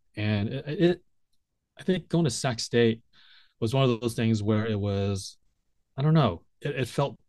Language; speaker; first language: English; native; English